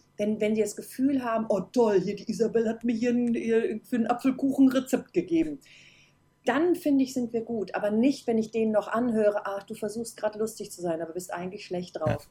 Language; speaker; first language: German; native; German